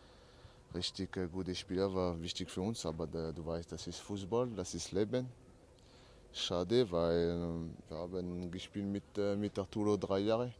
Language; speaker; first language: German; non-native, learner; French